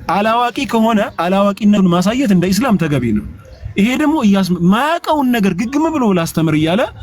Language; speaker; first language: Amharic; native; Amharic